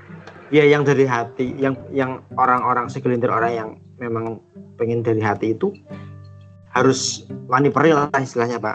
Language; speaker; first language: Indonesian; native; Indonesian